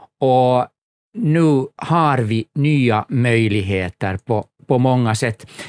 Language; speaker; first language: Swedish; native; Swedish